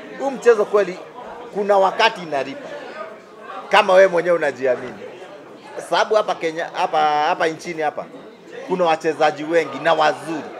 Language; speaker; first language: Swahili; non-native, local second language; Kikuyu